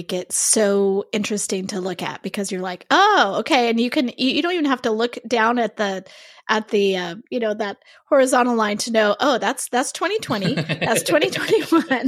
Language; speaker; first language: English; native; English